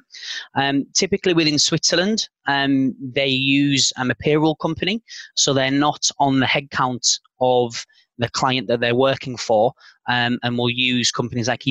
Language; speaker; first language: English; native; English